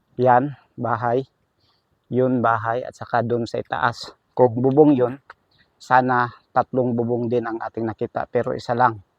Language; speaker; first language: Filipino; non-native, local second language; Cebuano